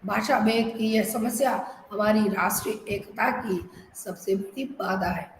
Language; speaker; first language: Hindi; non-native, local second language; Telugu